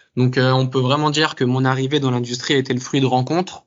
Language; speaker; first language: French; native; French